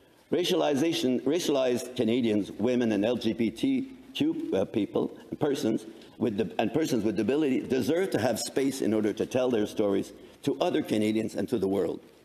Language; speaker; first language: English; non-native, local second language; French